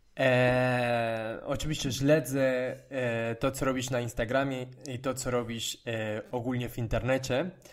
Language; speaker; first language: Polish; non-native, fluent; Spanish